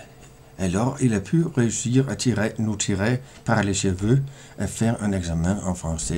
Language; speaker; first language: French; non-native, fluent; Danish